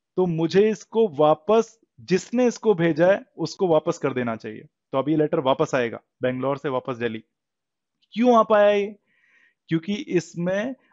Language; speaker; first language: Hindi; native; Hindi